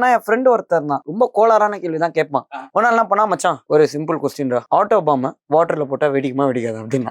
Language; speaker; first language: Tamil; native; Tamil